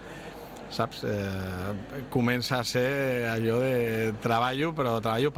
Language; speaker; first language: Catalan; non-native, local second language; Spanish